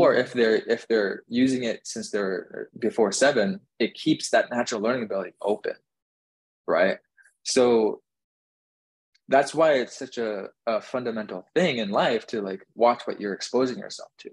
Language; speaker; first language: English; native; English